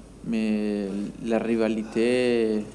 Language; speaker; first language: French; non-native, learner; Spanish